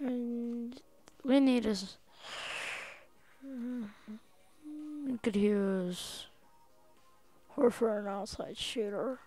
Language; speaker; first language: English; native; English